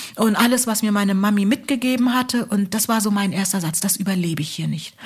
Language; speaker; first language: German; early bilingual, other home language; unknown